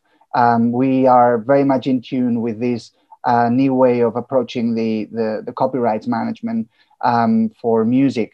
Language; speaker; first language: English; non-native, fluent; Catalan